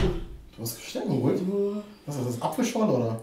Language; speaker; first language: German; early bilingual, other home language; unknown